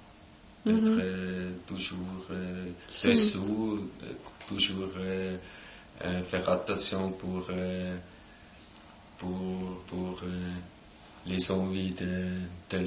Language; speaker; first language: French; non-native, local second language; German